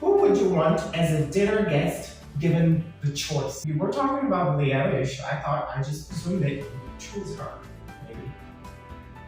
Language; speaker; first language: English; non-native, fluent; Portuguese